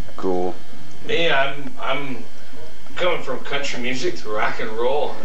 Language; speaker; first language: English; native; English